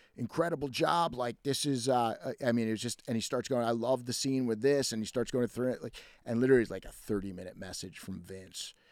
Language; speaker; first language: English; native; English